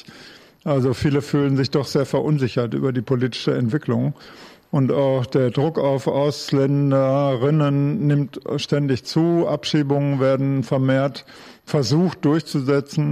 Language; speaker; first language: German; native; German